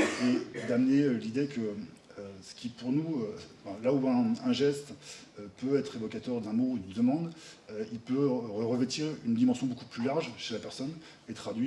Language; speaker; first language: French; native; French